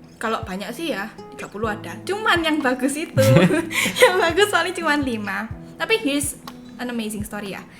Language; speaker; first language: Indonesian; native; Indonesian